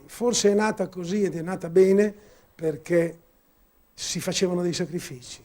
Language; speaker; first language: Italian; native; Italian